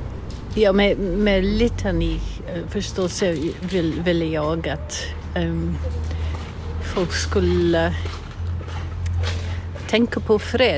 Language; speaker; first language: Swedish; non-native, fluent; English